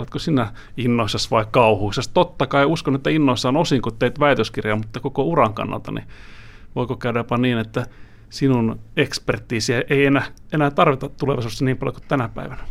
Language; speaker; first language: Finnish; native; Finnish